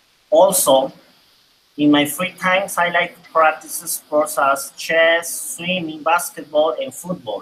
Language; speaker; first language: English; non-native, learner; Spanish